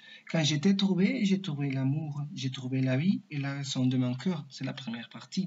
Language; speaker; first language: French; non-native, learner; Spanish